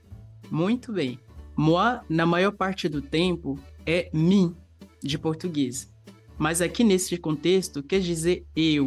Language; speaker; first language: Portuguese; non-native, fluent; French